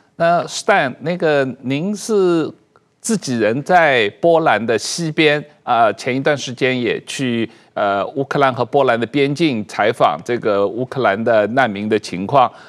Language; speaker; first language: Chinese; native; Chinese